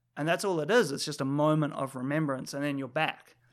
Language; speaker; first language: English; native; English